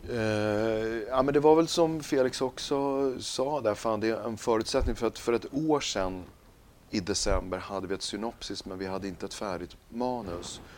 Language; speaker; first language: Swedish; native; Swedish